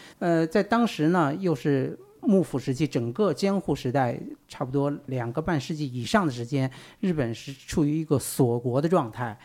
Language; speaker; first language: Chinese; native; Chinese